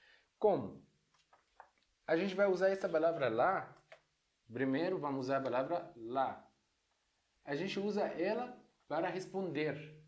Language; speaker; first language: Portuguese; non-native, fluent; Arabic